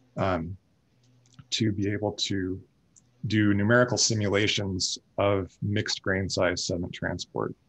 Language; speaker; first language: English; native; English